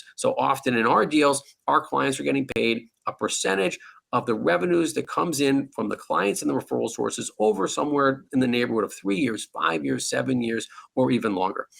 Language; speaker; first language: English; native; English